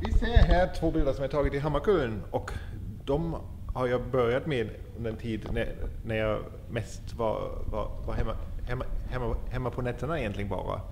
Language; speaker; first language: Swedish; native; Swedish